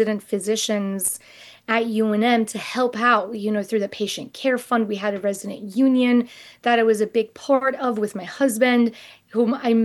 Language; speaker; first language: English; non-native, fluent; Persian